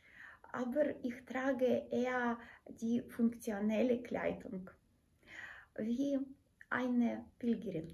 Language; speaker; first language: German; non-native, fluent; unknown